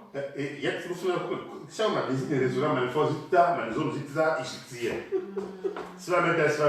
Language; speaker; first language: German; non-native, learner; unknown